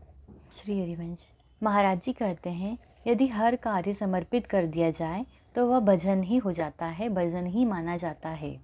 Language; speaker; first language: Hindi; native; Hindi